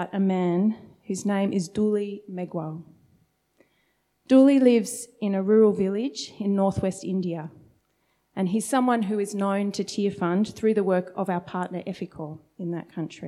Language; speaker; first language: English; native; English